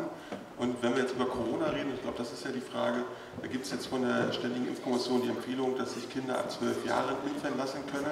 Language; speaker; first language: German; native; German